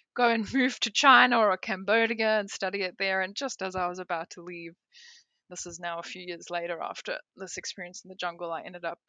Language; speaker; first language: English; native; English